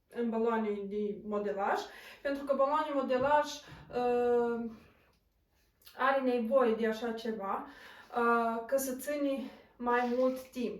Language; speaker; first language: Romanian; non-native, local second language; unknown